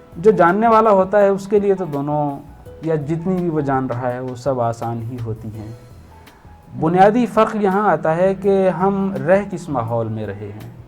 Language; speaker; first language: Urdu; non-native, local second language; Punjabi